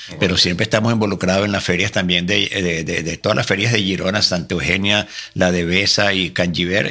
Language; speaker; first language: Spanish; native; Spanish